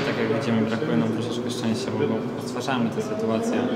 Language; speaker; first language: Polish; native; Polish